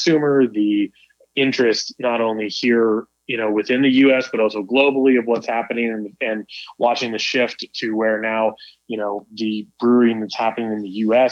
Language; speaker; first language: English; native; English